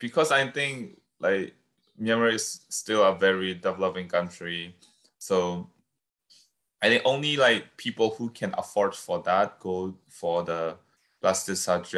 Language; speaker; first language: English; non-native, fluent; Burmese